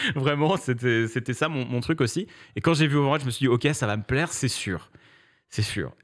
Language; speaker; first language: French; native; French